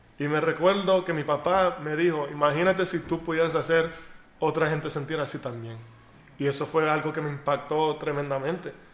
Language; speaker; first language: Spanish; early bilingual, heritage; Spanish